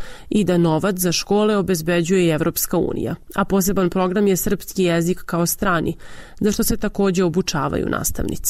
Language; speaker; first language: Serbian; native; Serbian